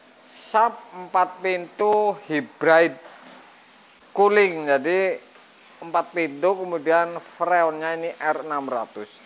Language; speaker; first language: Indonesian; native; Indonesian